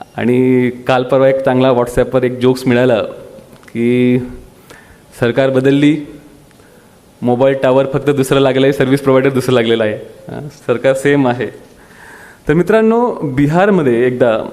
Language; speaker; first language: Marathi; non-native, local second language; Bhili